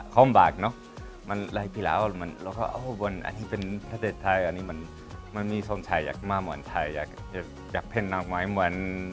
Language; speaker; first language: Thai; non-native, learner; Spanish